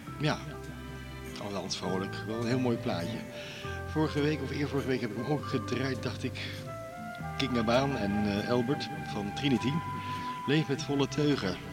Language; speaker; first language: Dutch; native; Dutch